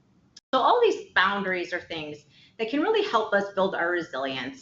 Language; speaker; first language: English; native; English